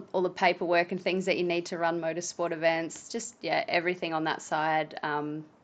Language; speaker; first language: English; native; English